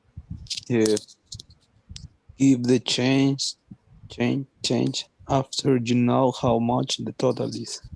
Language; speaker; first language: English; non-native, learner; Spanish